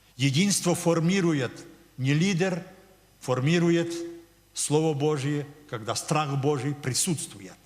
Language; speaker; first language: Russian; non-native, local second language; Ukrainian